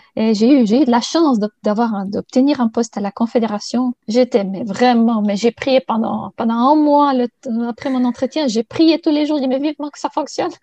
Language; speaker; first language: French; non-native, fluent; Bulgarian